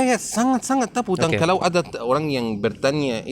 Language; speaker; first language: Indonesian; non-native, learner; Arabic